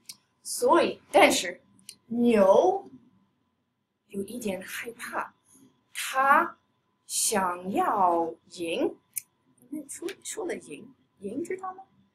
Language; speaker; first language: Chinese; non-native, fluent; English